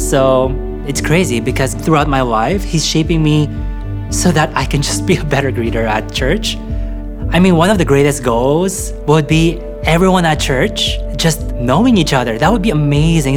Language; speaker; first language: English; non-native, local second language; Filipino